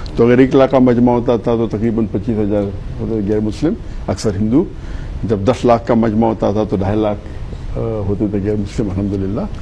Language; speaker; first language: Urdu; non-native, local second language; Konkani